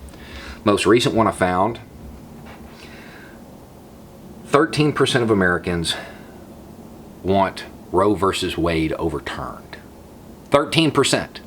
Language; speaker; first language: English; native; English